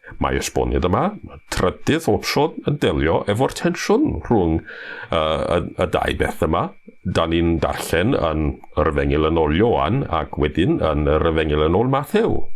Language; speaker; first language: Welsh; non-native, fluent; English